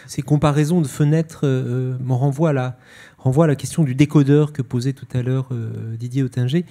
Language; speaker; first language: French; native; French